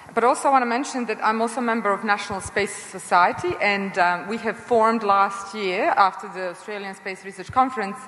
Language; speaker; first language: English; non-native, fluent; Serbian